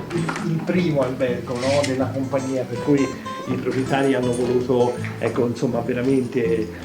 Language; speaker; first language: Italian; native; Italian